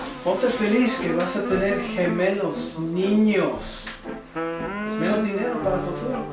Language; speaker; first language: Spanish; non-native, learner; English